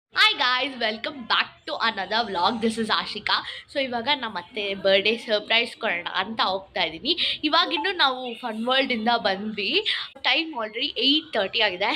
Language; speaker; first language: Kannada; non-native, local second language; Malayalam